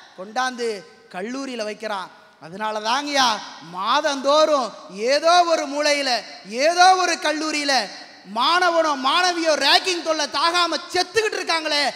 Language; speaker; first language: Tamil; native; Tamil